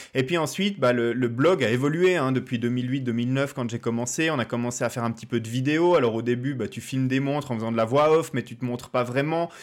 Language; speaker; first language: French; native; French